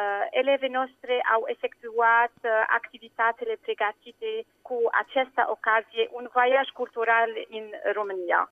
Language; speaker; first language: Romanian; non-native, learner; Arabic